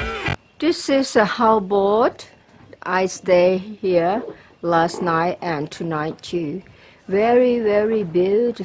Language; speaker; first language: English; non-native, learner; Thai